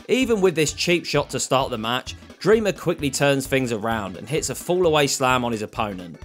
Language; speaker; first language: English; native; English